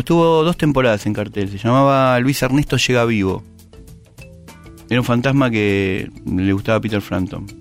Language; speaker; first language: Spanish; native; Spanish